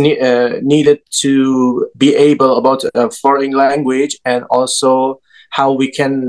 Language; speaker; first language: English; non-native, learner; Persian